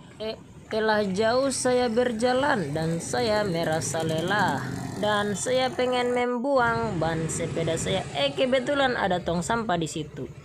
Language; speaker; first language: Indonesian; native; Indonesian